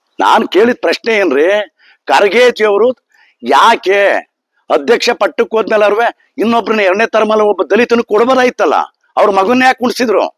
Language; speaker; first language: Kannada; native; Kannada